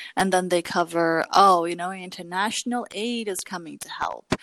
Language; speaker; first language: English; early bilingual, other home language; Kurdish